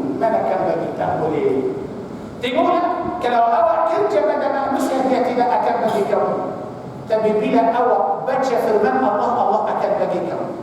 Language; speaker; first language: Malay; non-native, fluent; Arabic